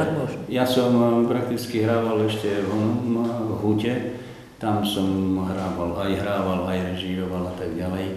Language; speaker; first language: Slovak; native; Slovak